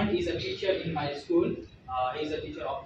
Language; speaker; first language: English; non-native, learner; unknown